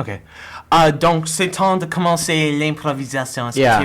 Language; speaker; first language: French; non-native, learner; English